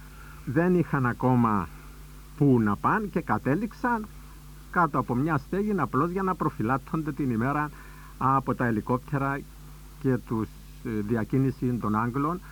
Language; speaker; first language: Greek; native; Greek